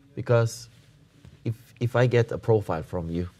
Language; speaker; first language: English; non-native, fluent; Norwegian